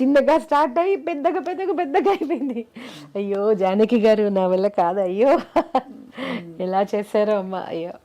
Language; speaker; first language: Telugu; non-native, local second language; Malayalam